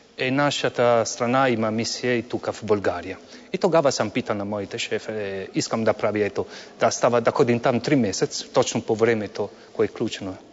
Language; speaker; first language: Bulgarian; non-native, learner; Italian